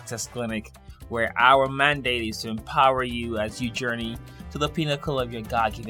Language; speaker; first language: English; non-native, local second language; Yoruba